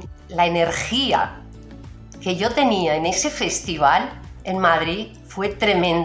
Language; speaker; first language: Spanish; native; Spanish